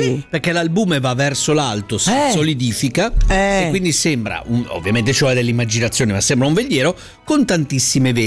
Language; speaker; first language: Italian; native; Italian